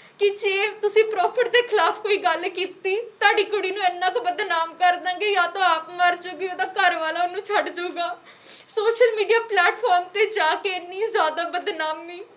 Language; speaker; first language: Punjabi; native; Punjabi